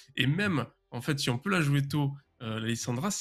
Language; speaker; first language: French; native; French